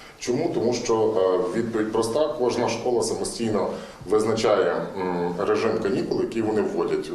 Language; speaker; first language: Ukrainian; native; Ukrainian